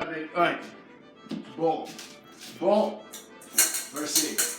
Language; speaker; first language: French; non-native, learner; English